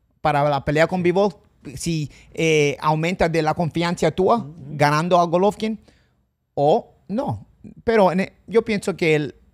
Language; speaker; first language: Spanish; non-native, fluent; English